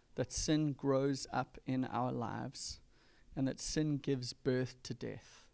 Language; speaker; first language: English; native; English